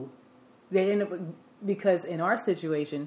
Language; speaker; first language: English; native; English